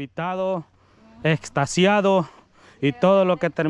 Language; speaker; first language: Spanish; native; Spanish